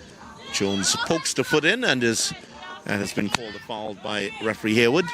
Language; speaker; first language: English; native; English